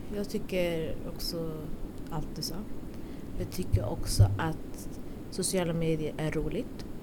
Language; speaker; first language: Swedish; early bilingual, other home language; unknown